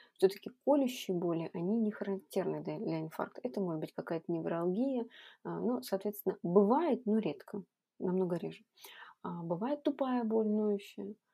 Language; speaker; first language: Russian; native; Russian